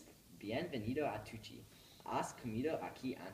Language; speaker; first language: Spanish; non-native, learner; English